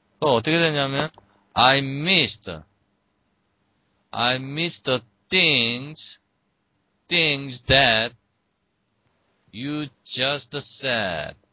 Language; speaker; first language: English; non-native, fluent; Korean